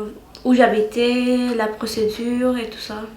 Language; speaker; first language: French; early bilingual, other home language; Bangla